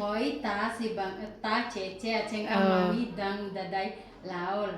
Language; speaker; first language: Cantonese; non-native, learner; Indonesian